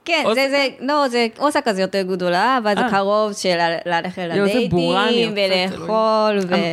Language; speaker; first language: Hebrew; non-native, learner; Japanese